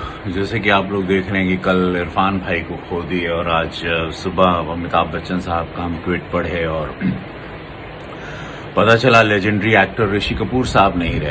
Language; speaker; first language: Hindi; native; Hindi